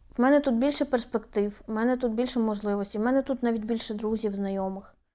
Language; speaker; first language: Ukrainian; non-native, local second language; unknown